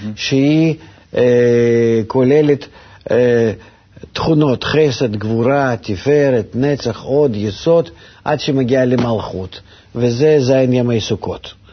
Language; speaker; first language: Hebrew; non-native, fluent; Russian